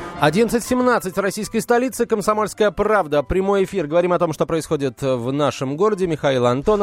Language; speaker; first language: Russian; native; Russian